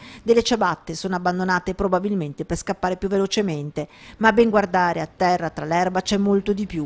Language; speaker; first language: Italian; native; Italian